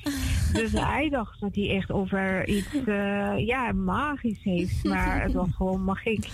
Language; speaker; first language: Dutch; non-native, fluent; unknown